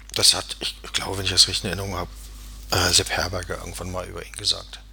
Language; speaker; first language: German; native; German